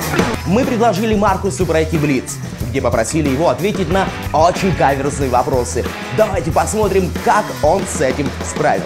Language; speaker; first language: Russian; native; Russian